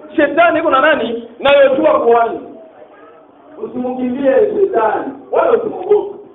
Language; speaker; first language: Swahili; native; Swahili